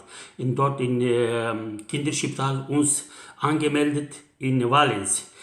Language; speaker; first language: German; non-native, learner; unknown